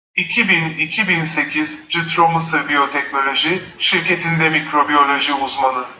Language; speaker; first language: Turkish; non-native, fluent; Arabic